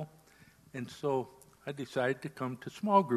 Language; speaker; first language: English; native; English